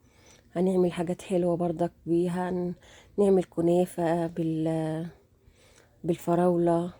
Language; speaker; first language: Arabic; native; Arabic